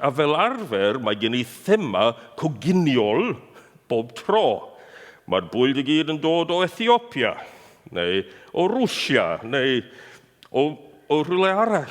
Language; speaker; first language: Welsh; non-native, fluent; English